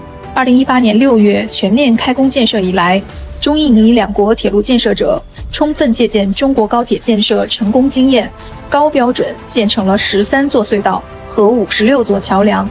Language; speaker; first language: Chinese; native; Chinese